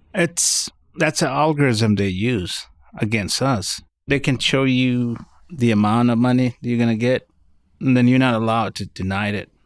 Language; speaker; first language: English; non-native, fluent; Arabic